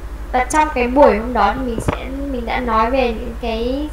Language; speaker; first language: Vietnamese; native; Vietnamese